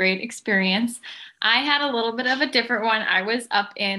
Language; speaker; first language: English; native; English